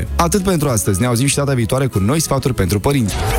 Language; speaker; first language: Romanian; native; Romanian